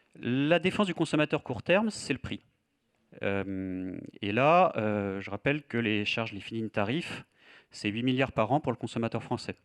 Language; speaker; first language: French; native; French